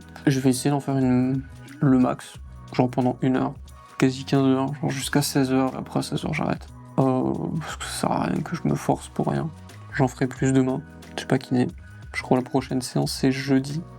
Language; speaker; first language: French; native; French